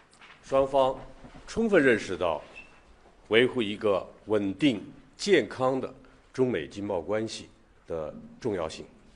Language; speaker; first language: Chinese; native; Chinese